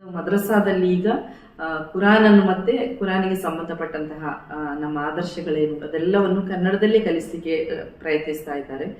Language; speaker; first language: Kannada; non-native, local second language; Badaga